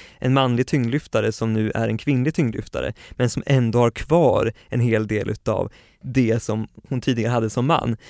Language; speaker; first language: Swedish; native; Swedish